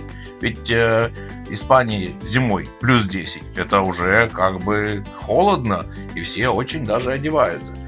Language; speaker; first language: Russian; native; Russian